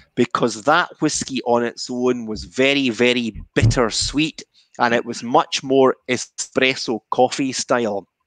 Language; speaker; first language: English; native; English